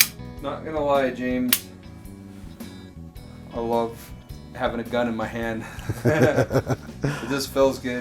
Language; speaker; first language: English; native; English